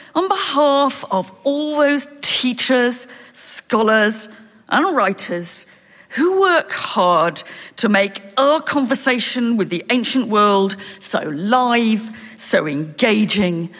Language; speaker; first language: English; native; English